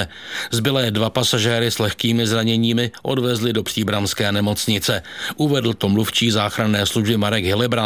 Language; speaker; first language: Czech; native; Czech